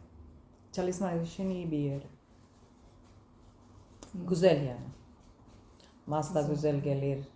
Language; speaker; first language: Turkish; non-native, learner; Gujarati